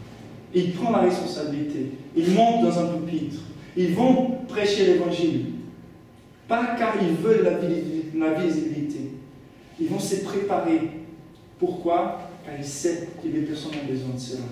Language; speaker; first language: French; non-native, fluent; Portuguese